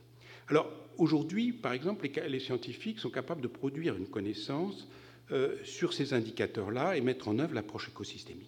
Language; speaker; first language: French; native; French